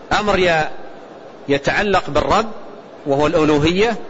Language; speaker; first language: Arabic; native; Arabic